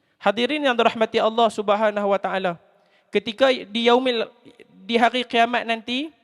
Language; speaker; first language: Malay; native; Malay